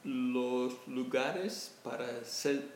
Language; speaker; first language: Spanish; non-native, fluent; English